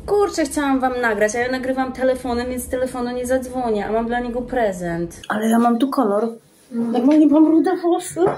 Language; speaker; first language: Polish; native; Polish